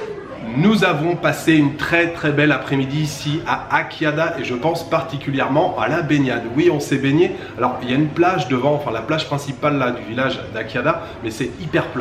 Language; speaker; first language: French; native; French